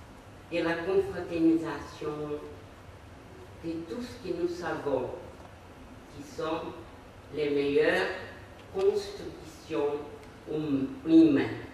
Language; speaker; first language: French; non-native, fluent; Portuguese